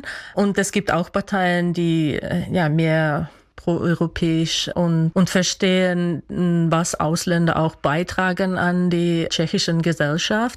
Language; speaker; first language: German; non-native, fluent; Dutch